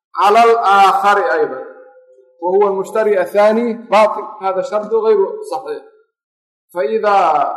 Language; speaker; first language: Arabic; non-native, local second language; Somali